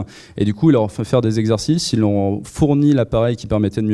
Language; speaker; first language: French; native; French